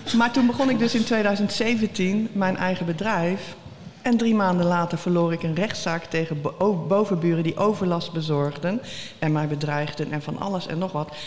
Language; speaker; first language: Dutch; native; Dutch